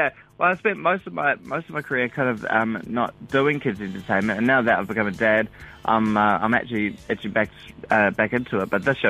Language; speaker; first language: English; native; English